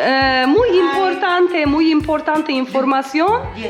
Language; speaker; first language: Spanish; non-native, learner; Turkish